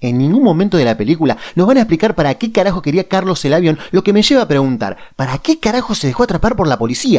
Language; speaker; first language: Spanish; native; Spanish